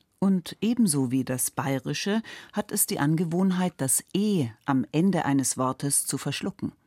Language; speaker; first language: German; native; German